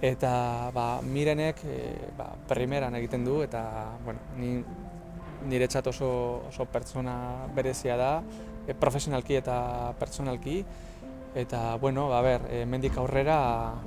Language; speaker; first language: Basque; non-native, local second language; Spanish